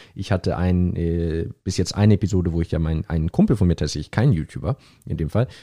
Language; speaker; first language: German; native; German